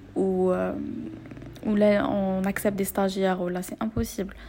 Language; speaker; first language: French; non-native, local second language; Arabic